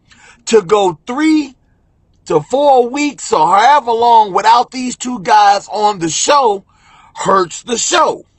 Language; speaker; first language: English; native; English